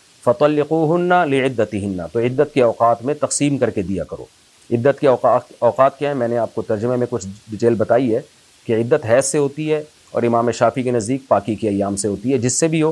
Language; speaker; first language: Urdu; native; Urdu